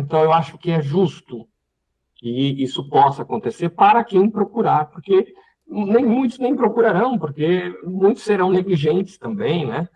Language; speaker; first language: Portuguese; native; Portuguese